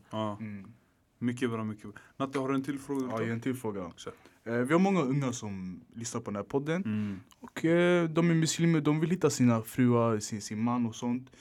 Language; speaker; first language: Swedish; early bilingual, other home language; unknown